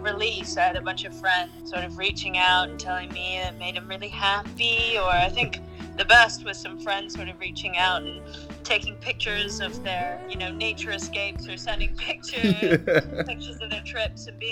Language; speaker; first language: English; non-native, local second language; Cantonese